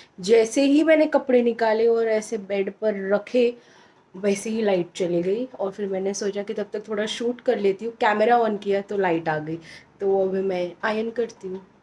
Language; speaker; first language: Hindi; native; Hindi